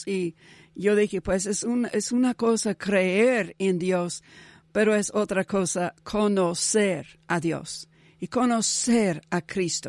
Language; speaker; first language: Spanish; non-native, fluent; English